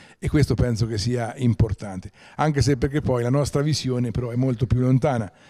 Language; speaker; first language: Italian; native; Italian